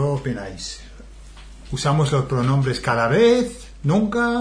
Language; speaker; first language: Spanish; non-native, fluent; English